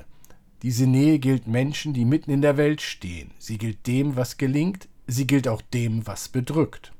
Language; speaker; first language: German; native; German